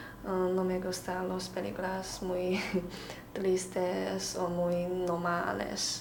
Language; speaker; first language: Spanish; non-native, learner; Chinese